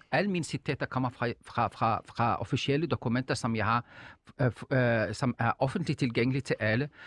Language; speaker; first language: Danish; non-native, fluent; Arabic